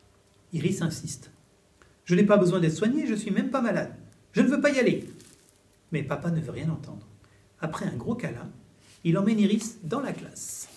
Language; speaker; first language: French; native; French